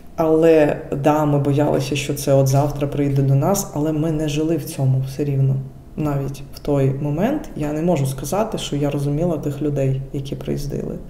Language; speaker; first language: Ukrainian; non-native, local second language; Russian